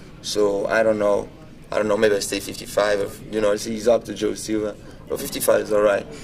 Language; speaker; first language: English; non-native, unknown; Portuguese